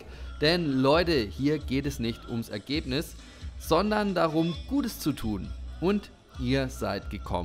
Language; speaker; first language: German; native; German